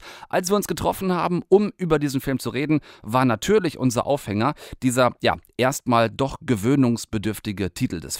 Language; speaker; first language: German; native; German